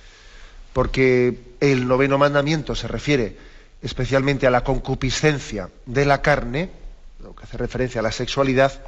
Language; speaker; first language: Spanish; native; Spanish